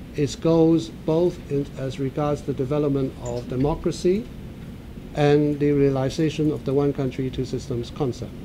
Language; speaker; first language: English; non-native, local second language; Cantonese